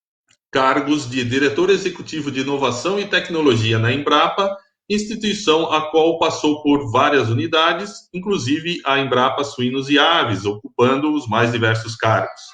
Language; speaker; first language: Portuguese; native; Portuguese